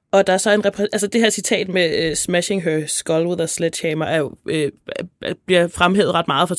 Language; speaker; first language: Danish; native; Danish